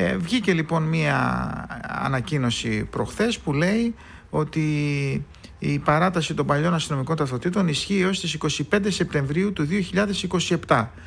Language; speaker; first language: Greek; native; Greek